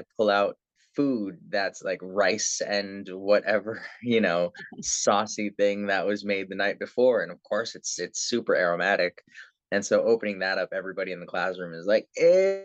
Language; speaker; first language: English; native; English